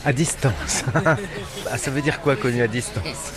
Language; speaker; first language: French; native; French